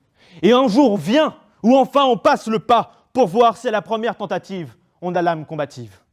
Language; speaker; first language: French; native; French